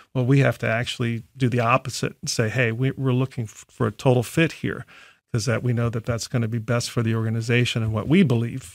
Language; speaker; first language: English; native; English